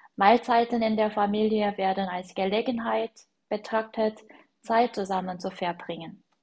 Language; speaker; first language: German; non-native, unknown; Korean